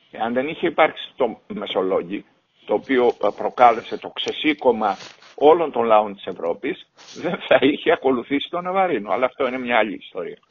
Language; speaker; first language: Greek; native; Greek